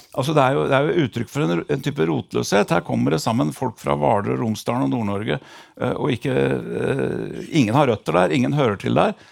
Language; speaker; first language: Norwegian; native; Norwegian